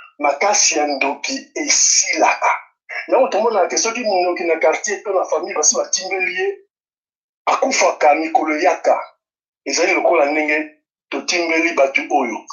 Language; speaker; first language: Lingala; non-native, local second language; Kongo